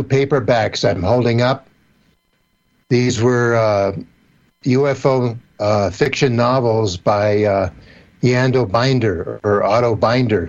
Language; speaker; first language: English; native; English